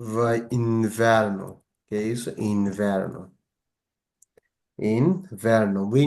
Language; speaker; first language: Portuguese; non-native, fluent; Bangla